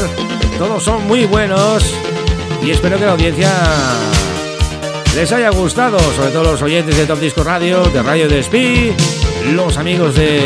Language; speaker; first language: Spanish; native; Spanish